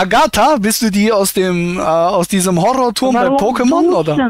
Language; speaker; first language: German; native; German